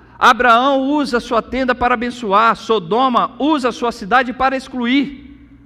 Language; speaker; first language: Portuguese; native; Portuguese